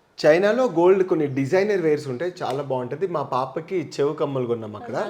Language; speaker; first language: Telugu; native; Telugu